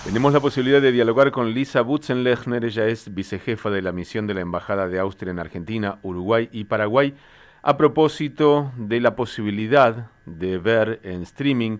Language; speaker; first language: Spanish; native; Spanish